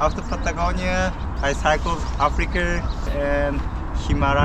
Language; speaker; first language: English; non-native, learner; Japanese